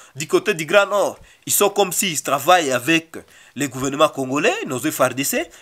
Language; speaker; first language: French; non-native, local second language; Swahili